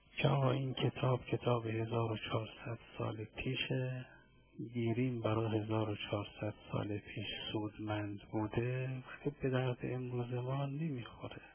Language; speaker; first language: Persian; native; Persian